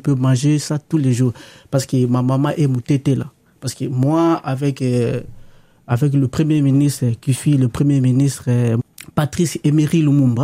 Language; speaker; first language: French; non-native, local second language; Lingala